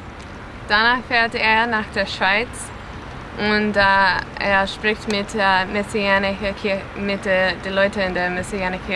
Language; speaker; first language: German; non-native, learner; English